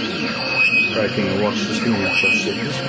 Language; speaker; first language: English; native; English